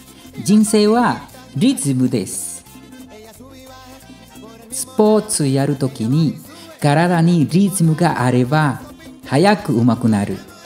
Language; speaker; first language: Japanese; non-native, fluent; Spanish